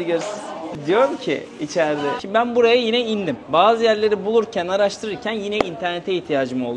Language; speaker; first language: Turkish; native; Turkish